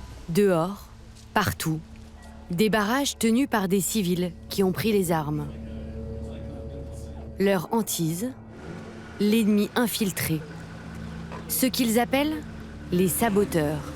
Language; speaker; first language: French; native; French